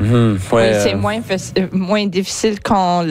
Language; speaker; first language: French; non-native, learner; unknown